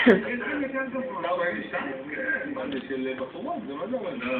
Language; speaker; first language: Hebrew; native; Hebrew